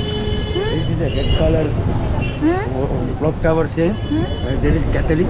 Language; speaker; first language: English; non-native, learner; Sinhala